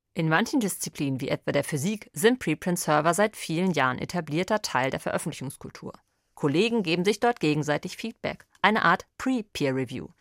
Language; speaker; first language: German; native; German